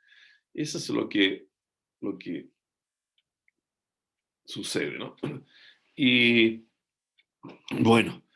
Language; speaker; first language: Spanish; native; Spanish